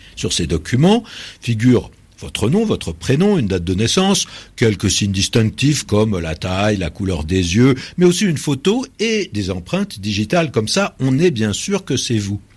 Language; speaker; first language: French; native; French